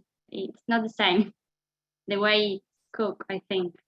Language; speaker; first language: English; non-native, fluent; Spanish